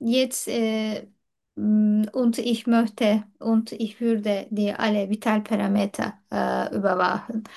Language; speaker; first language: German; non-native, learner; Turkish